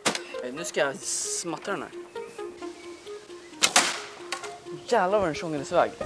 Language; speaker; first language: Swedish; native; Swedish